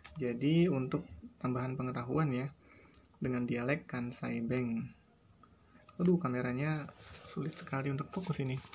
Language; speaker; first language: Indonesian; native; Indonesian